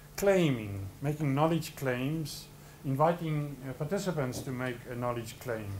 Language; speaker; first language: English; non-native, local second language; Afrikaans